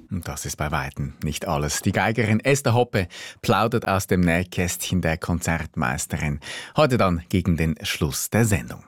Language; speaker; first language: German; native; German